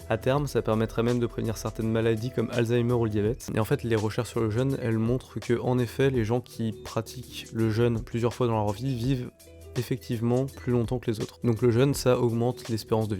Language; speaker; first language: French; native; French